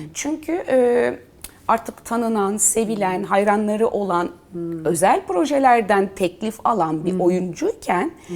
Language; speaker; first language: Turkish; native; Turkish